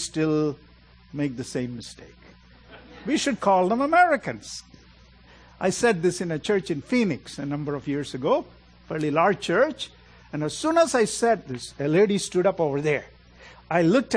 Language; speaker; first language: English; non-native, local second language; Malayalam